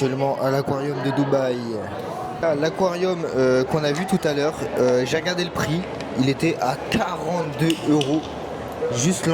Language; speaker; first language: French; native; French